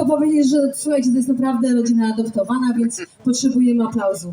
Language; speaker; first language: Polish; native; Polish